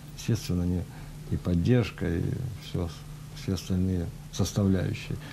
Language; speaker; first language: Russian; native; Russian